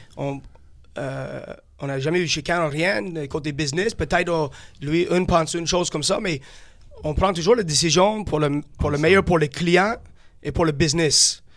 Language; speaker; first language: French; non-native, fluent; English